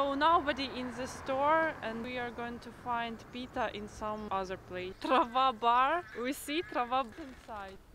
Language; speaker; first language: English; non-native, fluent; Ukrainian